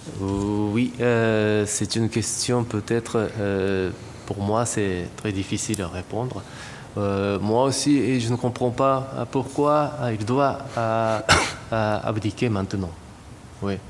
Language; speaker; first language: French; non-native, fluent; Japanese